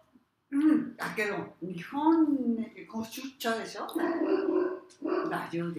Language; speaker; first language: Japanese; non-native, learner; Spanish